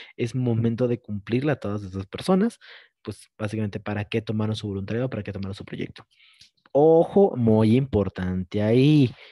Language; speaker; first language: Spanish; native; Spanish